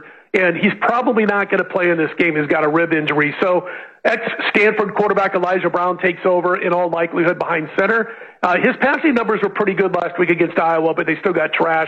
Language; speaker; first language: English; native; English